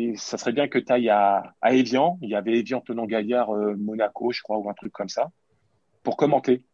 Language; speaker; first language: French; native; French